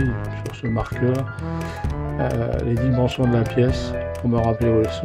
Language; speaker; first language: French; native; French